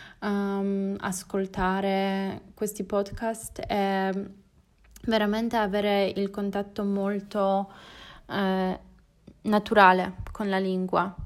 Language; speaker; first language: Italian; non-native, learner; Polish